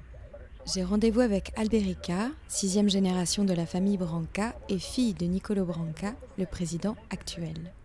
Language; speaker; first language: French; native; French